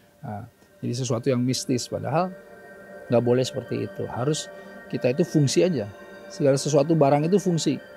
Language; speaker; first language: Indonesian; non-native, local second language; Sundanese